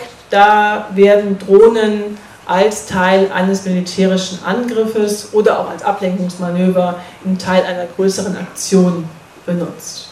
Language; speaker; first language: German; native; German